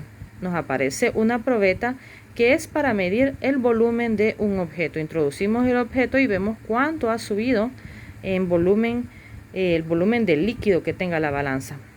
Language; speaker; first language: Spanish; native; Spanish